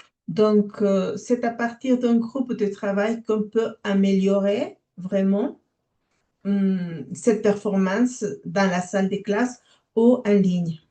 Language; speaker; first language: French; non-native, fluent; Spanish